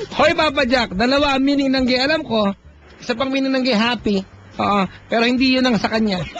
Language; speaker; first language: Filipino; native; Filipino